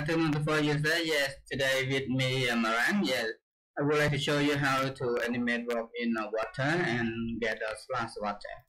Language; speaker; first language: English; non-native, learner; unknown